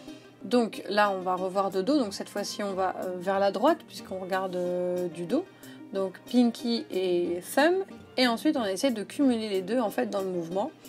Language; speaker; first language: French; native; French